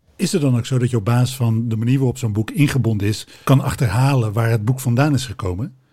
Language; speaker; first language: Dutch; native; Dutch